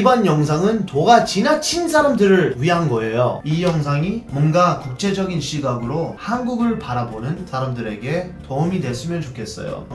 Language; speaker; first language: Korean; non-native, fluent; English